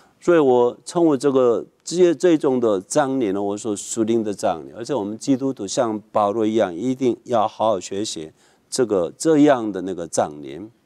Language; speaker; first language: Chinese; non-native, fluent; Korean